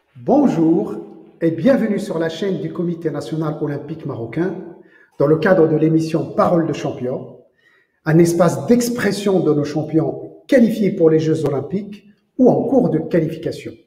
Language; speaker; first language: French; non-native, local second language; Arabic